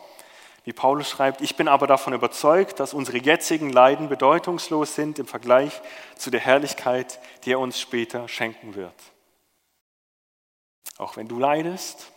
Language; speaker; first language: German; native; German